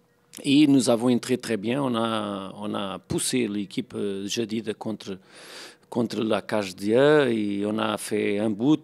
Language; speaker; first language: French; non-native, fluent; Portuguese